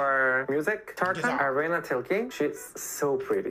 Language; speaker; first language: English; non-native, fluent; Korean